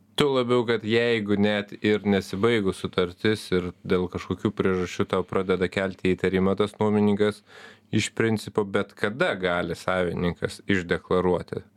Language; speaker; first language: Lithuanian; native; Lithuanian